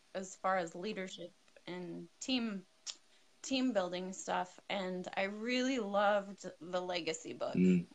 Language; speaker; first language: English; native; English